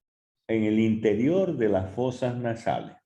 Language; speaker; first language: Spanish; native; Spanish